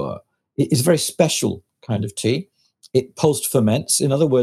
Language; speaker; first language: English; native; English